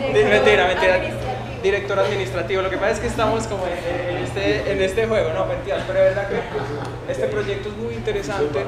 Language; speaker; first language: Spanish; native; Spanish